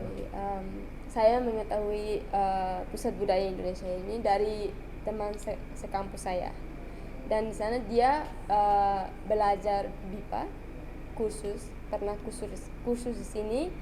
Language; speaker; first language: Indonesian; non-native, learner; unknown